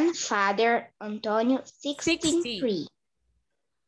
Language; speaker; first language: English; non-native, learner; Portuguese